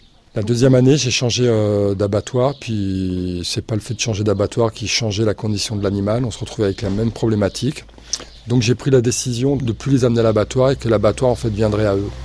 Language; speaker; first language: French; native; French